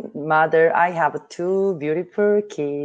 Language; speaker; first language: English; non-native, learner; Korean